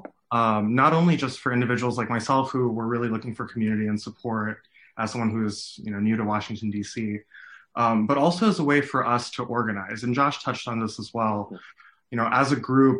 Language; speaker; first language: English; non-native, local second language; Cantonese